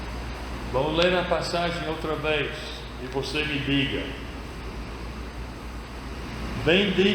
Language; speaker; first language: Portuguese; non-native, fluent; English